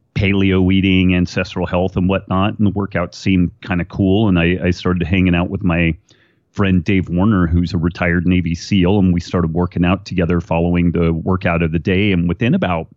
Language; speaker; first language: English; native; English